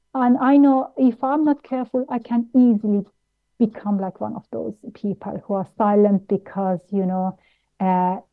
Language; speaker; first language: English; non-native, fluent; German